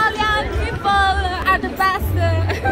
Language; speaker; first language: English; non-native, learner; Italian